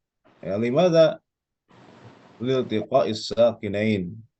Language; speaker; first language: Arabic; non-native, fluent; Indonesian